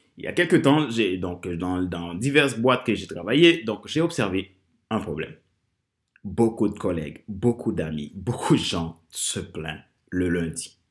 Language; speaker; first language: French; non-native, local second language; Haitian Creole